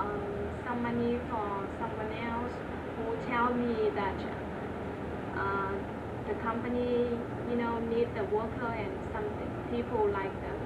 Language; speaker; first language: English; non-native, learner; Vietnamese